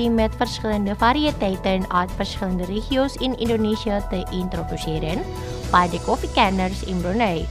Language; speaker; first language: Dutch; non-native, fluent; Indonesian